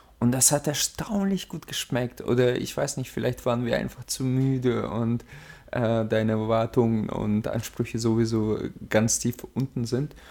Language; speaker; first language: German; early bilingual, other home language; Russian